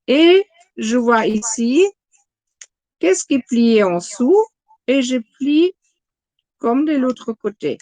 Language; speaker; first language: French; non-native, fluent; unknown